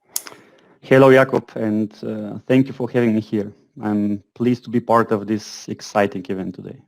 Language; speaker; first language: English; non-native, fluent; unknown